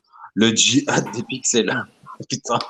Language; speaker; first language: French; native; French